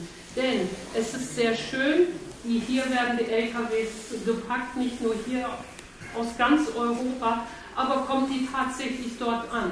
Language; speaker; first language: German; early bilingual, other home language; Turkish